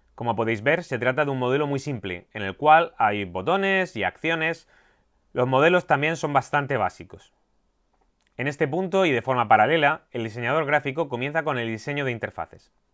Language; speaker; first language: Spanish; native; Spanish